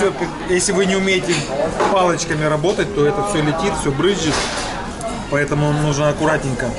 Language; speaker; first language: Russian; native; Russian